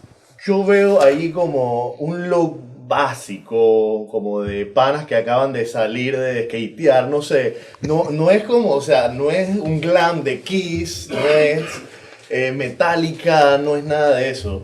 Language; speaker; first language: Spanish; native; Spanish